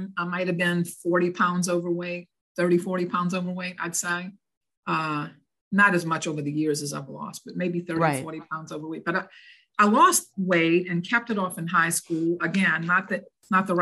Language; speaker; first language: English; native; English